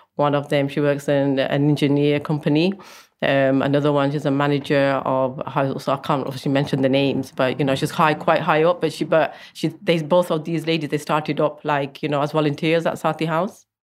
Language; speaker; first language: English; native; English